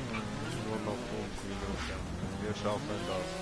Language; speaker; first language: German; native; German